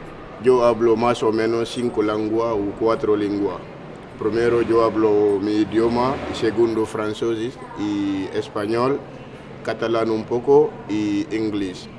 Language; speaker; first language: Spanish; non-native, fluent; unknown